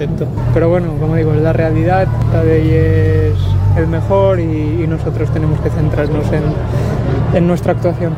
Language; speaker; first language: Spanish; non-native, local second language; Catalan